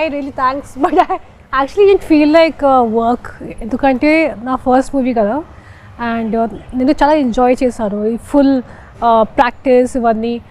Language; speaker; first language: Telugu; non-native, fluent; Hindi